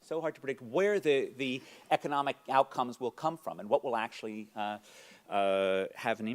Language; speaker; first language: English; native; English